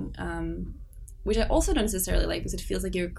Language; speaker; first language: English; non-native, local second language; Afrikaans